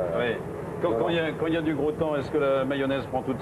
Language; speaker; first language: French; native; French